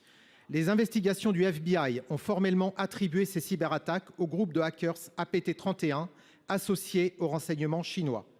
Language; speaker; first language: French; native; French